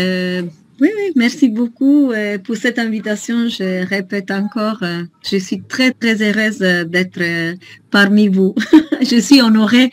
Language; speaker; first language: French; non-native, fluent; Italian